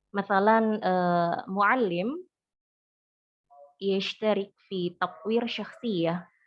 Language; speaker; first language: Arabic; non-native, fluent; Indonesian